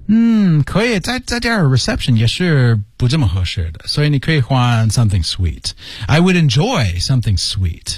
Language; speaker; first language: Chinese; non-native, learner; English